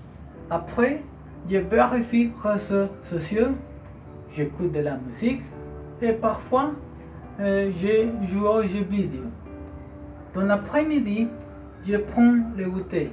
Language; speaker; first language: French; non-native, learner; Spanish